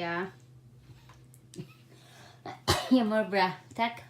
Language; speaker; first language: Swedish; non-native, learner; Filipino